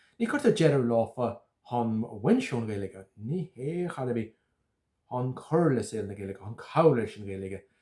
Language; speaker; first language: Irish; native; Irish